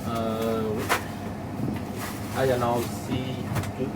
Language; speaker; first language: French; non-native, local second language; Chinese